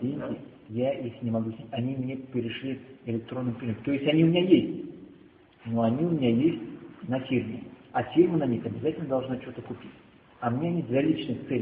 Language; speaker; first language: Russian; native; Russian